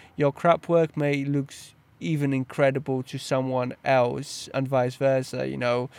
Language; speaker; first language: English; early bilingual, other home language; Polish